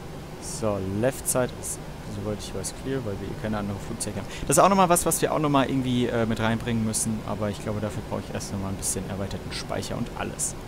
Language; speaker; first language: German; native; German